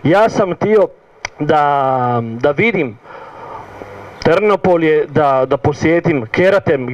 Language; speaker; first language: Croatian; non-native, learner; Italian